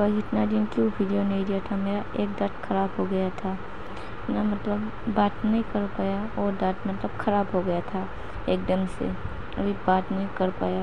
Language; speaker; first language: Hindi; non-native, local second language; Assamese